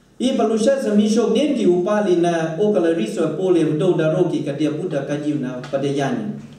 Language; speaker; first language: Russian; non-native, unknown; Thai